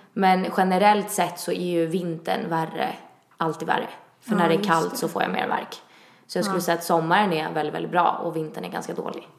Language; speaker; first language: Swedish; early bilingual, other home language; Italian